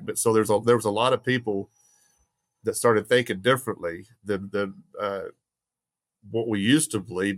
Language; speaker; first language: English; native; English